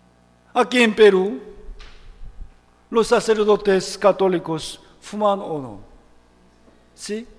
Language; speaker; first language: Spanish; non-native, fluent; Korean